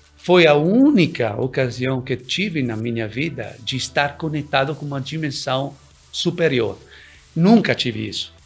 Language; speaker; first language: Portuguese; early bilingual, other home language; Italian